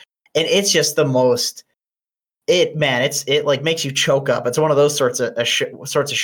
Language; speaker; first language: English; native; English